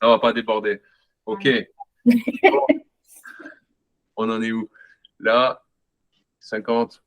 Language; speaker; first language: French; native; French